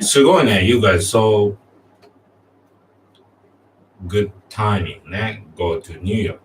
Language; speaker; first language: English; non-native, learner; Japanese